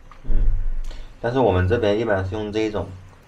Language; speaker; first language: Chinese; native; Chinese